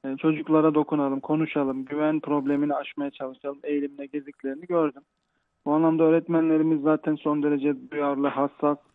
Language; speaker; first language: Turkish; native; Turkish